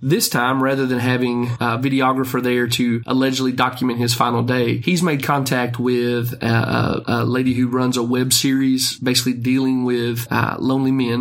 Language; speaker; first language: English; native; English